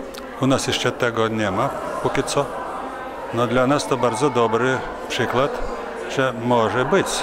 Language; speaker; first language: Polish; non-native, fluent; Lithuanian